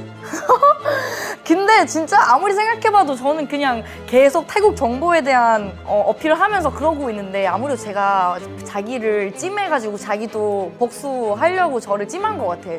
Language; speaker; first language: Korean; non-native, fluent; Thai